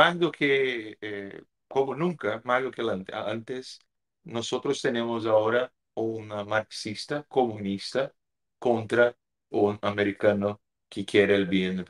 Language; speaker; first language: Spanish; non-native, fluent; Portuguese